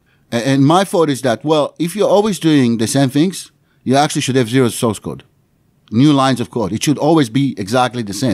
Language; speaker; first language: English; non-native, fluent; Hebrew